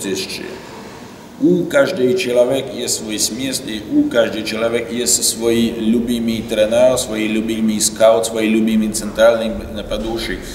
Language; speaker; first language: Russian; non-native, learner; French